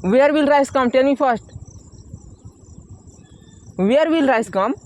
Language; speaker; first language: English; non-native, learner; Hindi